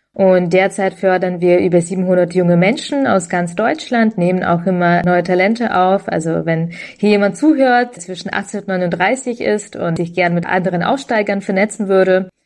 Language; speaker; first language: German; early bilingual, other home language; Ukrainian